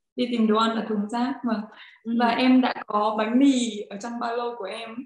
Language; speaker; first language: Vietnamese; native; Vietnamese